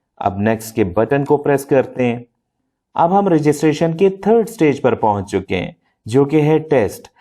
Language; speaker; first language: Urdu; non-native, local second language; Punjabi